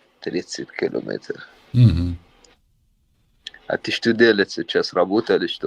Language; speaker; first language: Russian; non-native, learner; Arabic